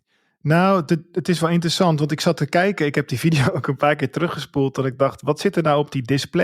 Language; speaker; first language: Dutch; native; Dutch